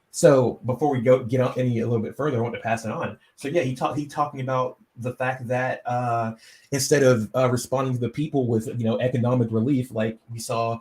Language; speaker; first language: English; native; English